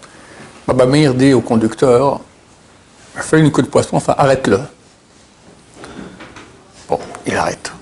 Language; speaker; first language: French; native; French